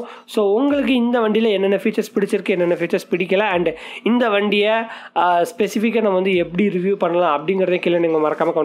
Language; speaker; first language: Tamil; native; Tamil